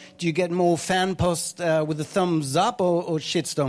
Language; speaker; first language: English; non-native, fluent; German